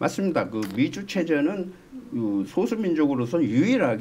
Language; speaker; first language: Korean; native; Korean